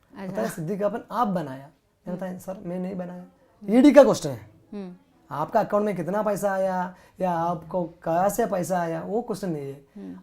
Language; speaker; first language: Hindi; non-native, local second language; Malayalam